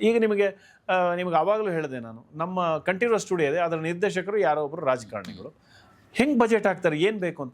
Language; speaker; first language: Kannada; native; Kannada